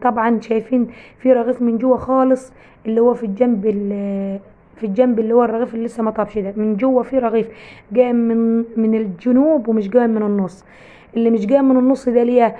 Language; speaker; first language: Arabic; native; Arabic